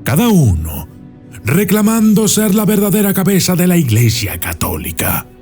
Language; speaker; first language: Spanish; native; Spanish